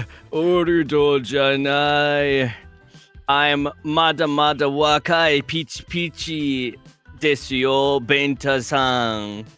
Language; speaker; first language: Japanese; non-native, fluent; English